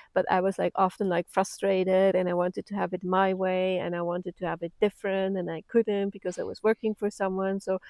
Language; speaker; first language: English; non-native, fluent; German